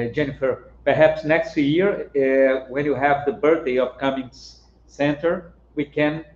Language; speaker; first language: English; non-native, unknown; Portuguese